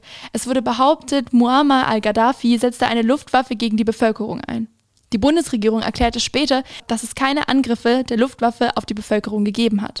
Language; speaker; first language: German; native; German